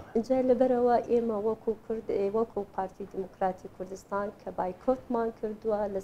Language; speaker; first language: Central Kurdish; native; Central Kurdish